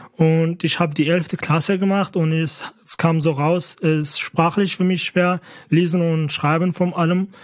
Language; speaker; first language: German; non-native, fluent; Kurdish